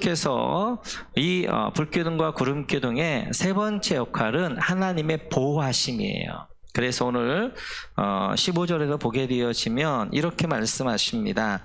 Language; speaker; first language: Korean; native; Korean